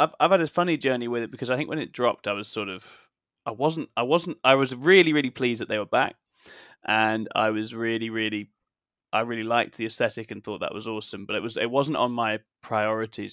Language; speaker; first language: English; native; English